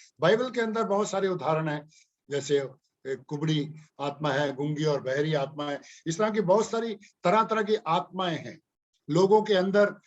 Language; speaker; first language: Hindi; non-native, local second language; Punjabi